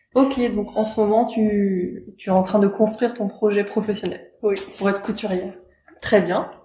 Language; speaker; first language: French; native; French